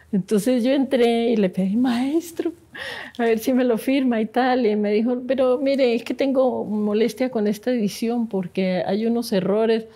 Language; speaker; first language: Spanish; native; Spanish